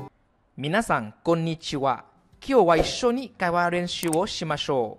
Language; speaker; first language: Japanese; non-native, fluent; Vietnamese